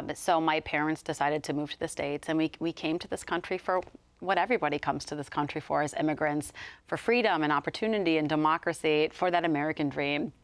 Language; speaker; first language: English; native; English